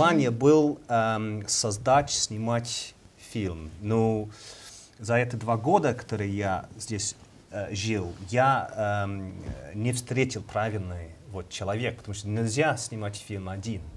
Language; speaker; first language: Russian; non-native, learner; English